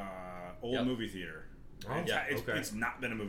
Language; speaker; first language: English; native; English